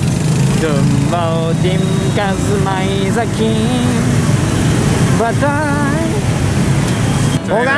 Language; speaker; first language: Vietnamese; non-native, learner; Japanese